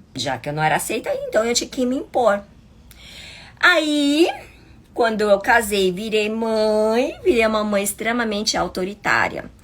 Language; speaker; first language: Portuguese; early bilingual, other home language; Chinese